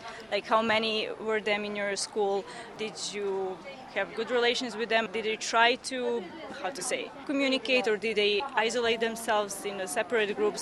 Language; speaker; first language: English; non-native, fluent; Serbian